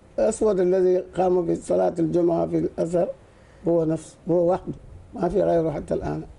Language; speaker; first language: Arabic; non-native, fluent; Wolof